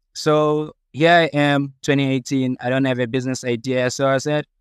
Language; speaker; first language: English; non-native, local second language; Southern Sotho